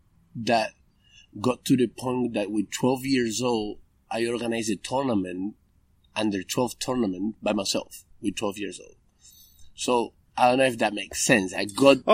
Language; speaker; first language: English; non-native, fluent; Spanish